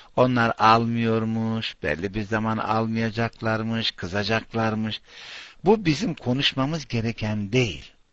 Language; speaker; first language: Turkish; non-native, fluent; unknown